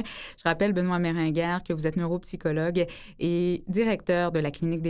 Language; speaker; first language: French; native; French